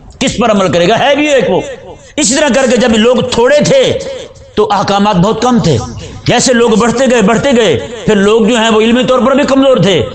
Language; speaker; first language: Urdu; non-native, local second language; Punjabi